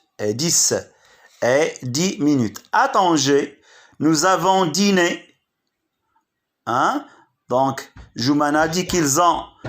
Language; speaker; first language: French; non-native, local second language; Arabic